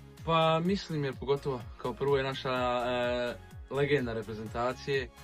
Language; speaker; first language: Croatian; early bilingual, heritage; Bosnian